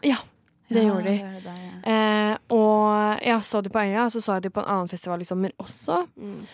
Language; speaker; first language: Norwegian; native; Norwegian